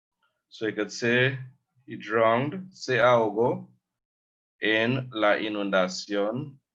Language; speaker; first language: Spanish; non-native, fluent; English